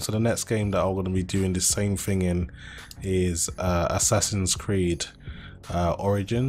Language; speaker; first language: English; native; English